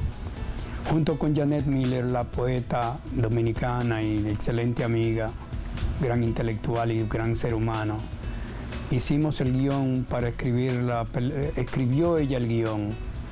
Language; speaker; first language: Spanish; native; Spanish